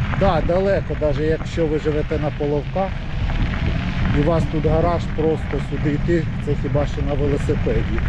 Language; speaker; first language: Ukrainian; native; Ukrainian